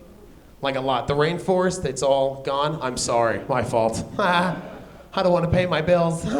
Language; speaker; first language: English; native; English